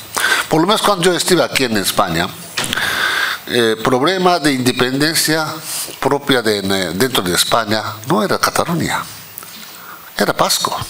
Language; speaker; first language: Spanish; non-native, fluent; Japanese